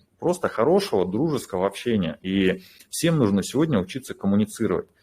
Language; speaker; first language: Russian; native; Russian